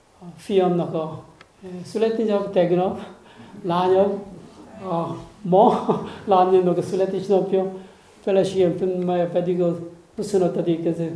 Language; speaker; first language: Hungarian; non-native, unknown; Korean